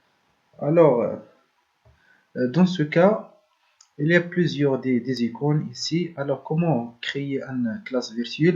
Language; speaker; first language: French; non-native, learner; Arabic